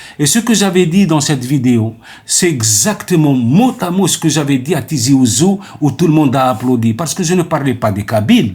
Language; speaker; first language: French; non-native, local second language; Arabic